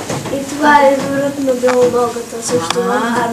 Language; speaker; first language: Bulgarian; early bilingual, heritage; Bulgarian